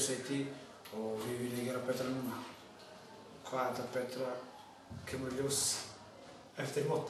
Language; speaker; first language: Icelandic; non-native, learner; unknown